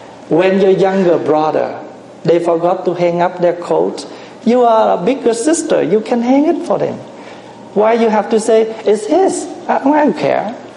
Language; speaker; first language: English; non-native, fluent; Vietnamese